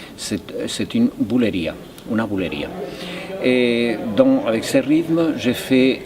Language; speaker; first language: French; non-native, fluent; Spanish